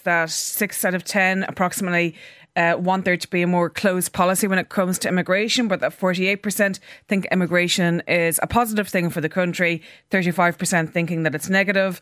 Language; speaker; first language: English; native; English